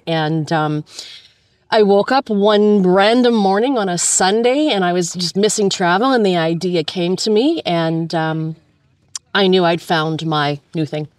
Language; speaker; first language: English; native; English